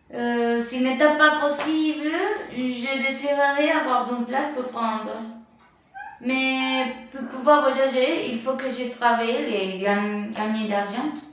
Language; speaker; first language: French; non-native, learner; Spanish